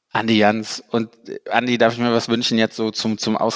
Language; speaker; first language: German; native; German